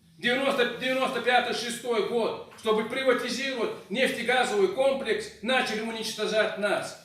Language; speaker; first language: Russian; non-native, local second language; Chechen